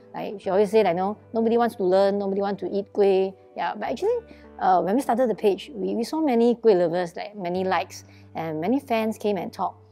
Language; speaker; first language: English; non-native, local second language; Chinese